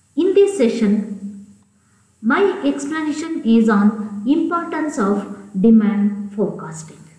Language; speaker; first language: English; non-native, local second language; Kannada